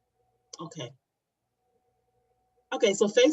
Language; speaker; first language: English; native; English